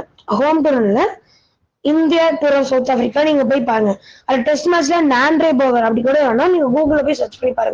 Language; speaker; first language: Tamil; native; Tamil